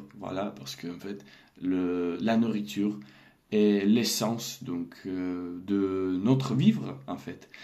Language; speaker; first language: French; non-native, learner; Russian